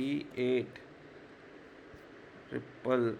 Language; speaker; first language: Hindi; native; Hindi